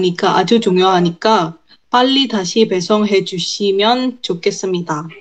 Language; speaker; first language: Korean; non-native, learner; Indonesian